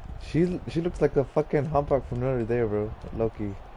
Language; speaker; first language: English; early bilingual, other home language; Spanish